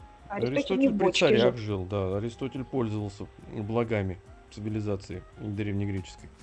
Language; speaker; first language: Russian; native; Russian